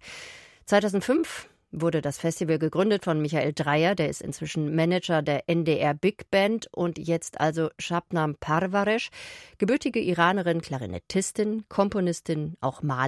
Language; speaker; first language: German; native; German